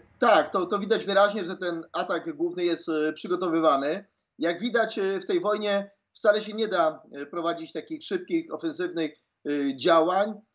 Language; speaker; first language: Polish; native; Polish